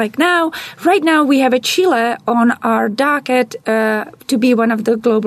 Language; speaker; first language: English; non-native, fluent; Czech